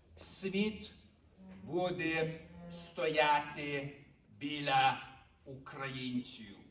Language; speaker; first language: Ukrainian; early bilingual, heritage; Ukrainian